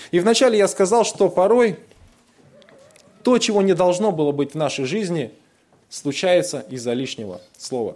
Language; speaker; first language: Russian; native; Russian